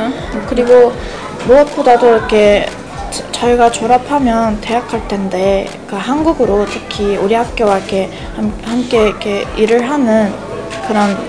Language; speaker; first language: Korean; non-native, fluent; Mongolian